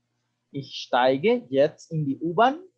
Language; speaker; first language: German; non-native, fluent; Spanish